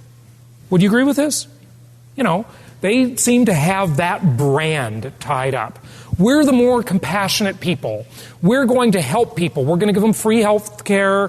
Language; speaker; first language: English; native; English